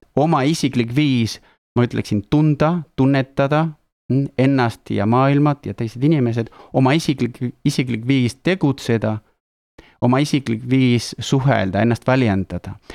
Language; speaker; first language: Estonian; non-native, fluent; Spanish